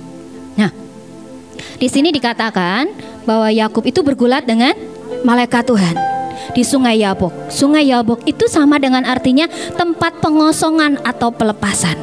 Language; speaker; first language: Indonesian; native; Indonesian